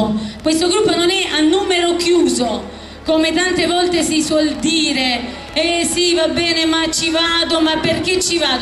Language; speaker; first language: Italian; native; Italian